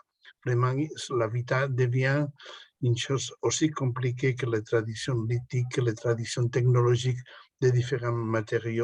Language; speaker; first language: French; non-native, fluent; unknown